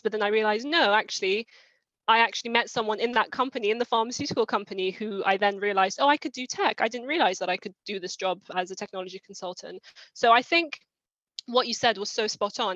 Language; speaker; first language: English; native; English